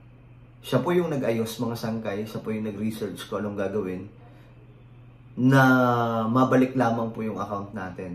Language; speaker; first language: Filipino; native; Filipino